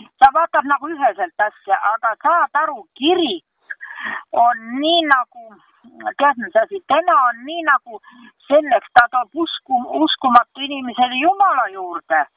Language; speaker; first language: Estonian; non-native, local second language; Russian